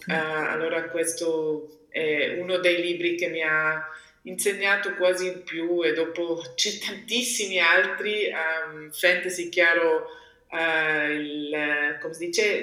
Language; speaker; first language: Italian; non-native, local second language; German